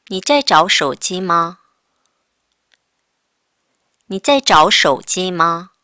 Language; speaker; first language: Chinese; non-native, fluent; Korean